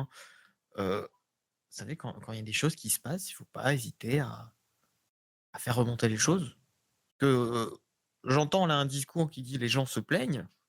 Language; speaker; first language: French; native; French